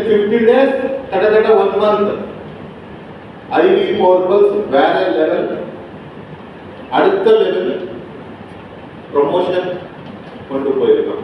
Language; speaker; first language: Tamil; non-native, learner; Kannada